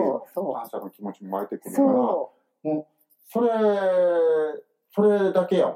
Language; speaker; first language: Japanese; native; Japanese